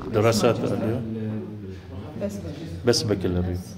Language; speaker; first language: Arabic; native; Arabic